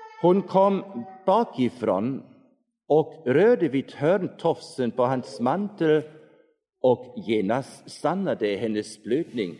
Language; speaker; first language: Swedish; non-native, fluent; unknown